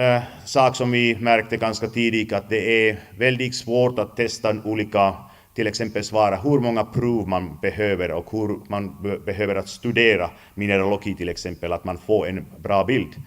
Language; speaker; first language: Swedish; non-native, fluent; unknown